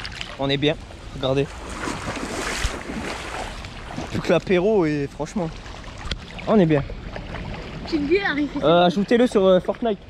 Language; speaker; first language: French; native; French